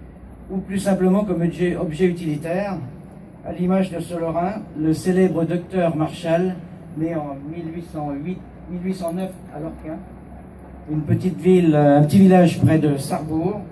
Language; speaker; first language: French; native; French